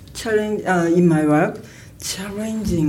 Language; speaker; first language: English; non-native, learner; Japanese